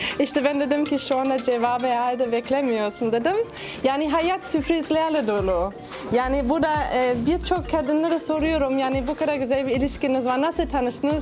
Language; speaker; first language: Turkish; non-native, fluent; German